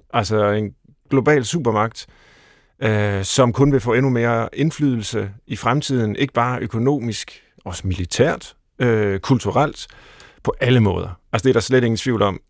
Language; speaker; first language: Danish; native; Danish